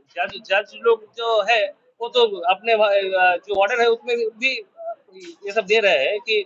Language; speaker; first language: Hindi; non-native, local second language; Bangla